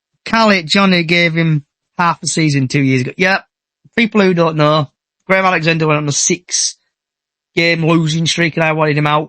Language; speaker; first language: English; native; English